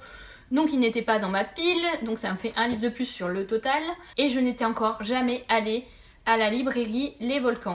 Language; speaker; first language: French; native; French